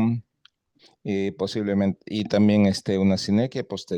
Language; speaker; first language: Spanish; native; Spanish